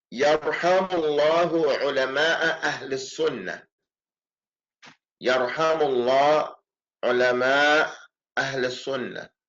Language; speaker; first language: Arabic; non-native, fluent; English